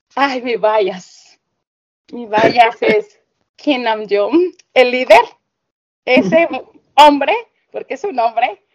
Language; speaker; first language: Spanish; native; Spanish